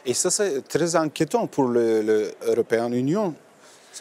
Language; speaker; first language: French; non-native, learner; Turkish